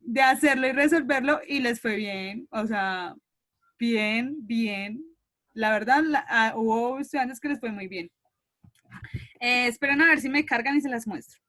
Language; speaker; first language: Spanish; native; Spanish